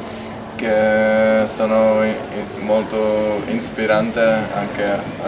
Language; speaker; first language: Italian; non-native, fluent; Czech